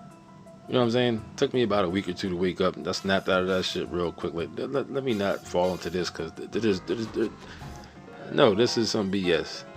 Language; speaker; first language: English; native; English